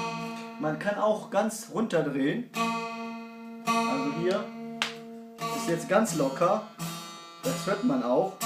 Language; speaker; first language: German; non-native, fluent; Kurdish